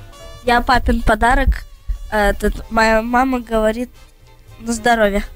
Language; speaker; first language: Russian; early bilingual, heritage; Russian